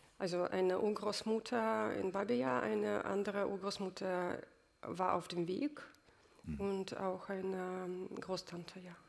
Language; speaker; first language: German; non-native, fluent; Russian